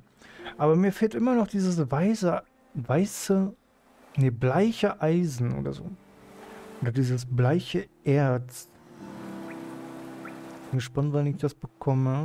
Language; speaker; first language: German; native; German